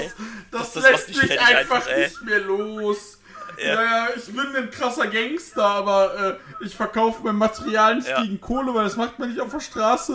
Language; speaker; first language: German; native; German